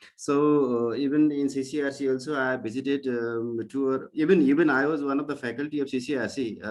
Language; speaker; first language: English; non-native, local second language; Nepali